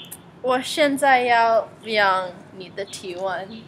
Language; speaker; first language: Chinese; non-native, learner; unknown